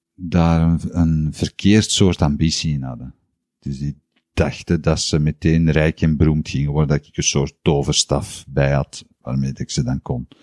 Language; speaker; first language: Dutch; native; Dutch